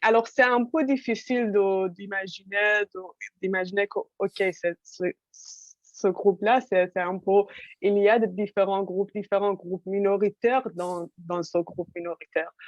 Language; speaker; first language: French; non-native, fluent; Persian